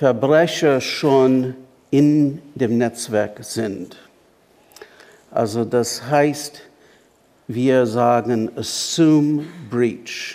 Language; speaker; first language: German; non-native, fluent; English